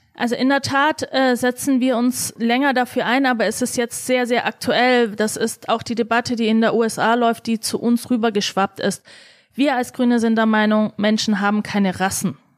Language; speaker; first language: German; early bilingual, other home language; Turkish